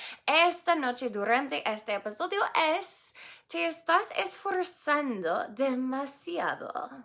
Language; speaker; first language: Spanish; non-native, fluent; English